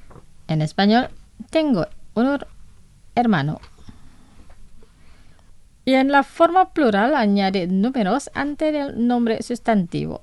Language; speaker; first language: Spanish; non-native, fluent; Indonesian